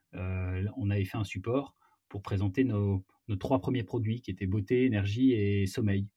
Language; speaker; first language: French; native; French